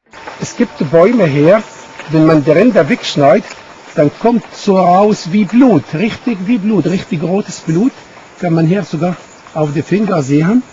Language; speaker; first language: German; non-native, fluent; Arabic